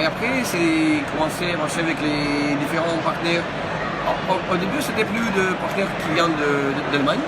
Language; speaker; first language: French; non-native, learner; Russian